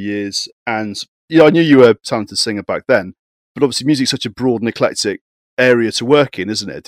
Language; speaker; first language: English; native; English